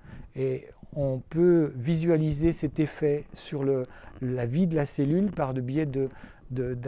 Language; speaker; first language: French; native; French